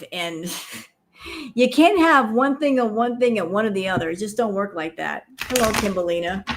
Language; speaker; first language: English; native; English